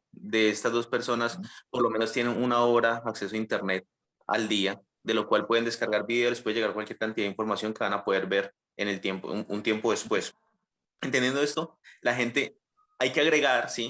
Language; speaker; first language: Spanish; native; Spanish